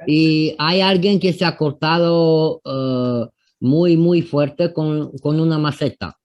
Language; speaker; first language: Spanish; non-native, fluent; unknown